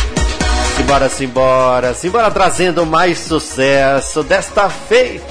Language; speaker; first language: Portuguese; native; Portuguese